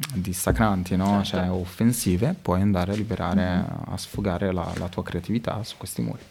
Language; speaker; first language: Italian; native; Italian